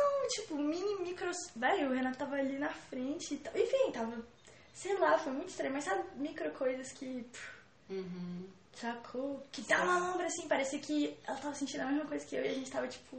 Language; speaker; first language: Portuguese; native; Portuguese